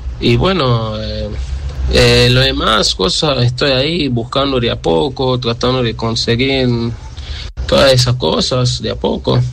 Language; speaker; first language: Spanish; non-native, fluent; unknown